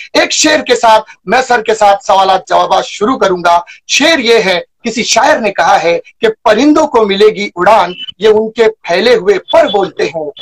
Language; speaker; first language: Hindi; native; Hindi